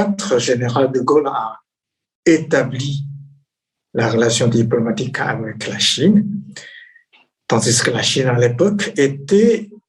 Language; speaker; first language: French; non-native, fluent; Chinese